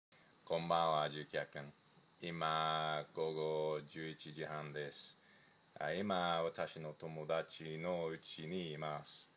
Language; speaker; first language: Japanese; non-native, learner; English